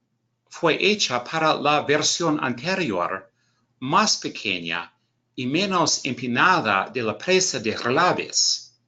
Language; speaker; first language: Spanish; non-native, learner; English